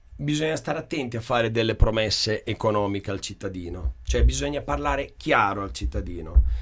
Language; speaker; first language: Italian; native; Italian